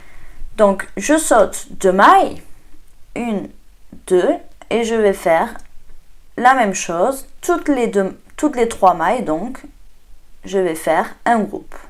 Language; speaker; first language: French; native; French